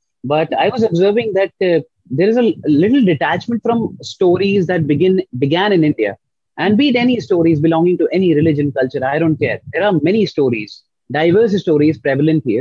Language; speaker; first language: English; non-native, local second language; Hindi